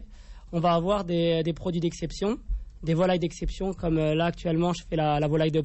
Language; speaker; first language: French; native; French